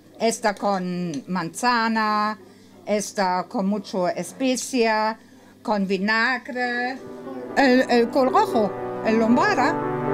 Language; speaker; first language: Spanish; non-native, learner; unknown